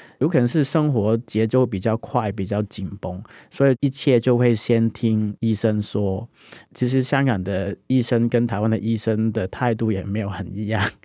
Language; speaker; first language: Chinese; non-native, local second language; Cantonese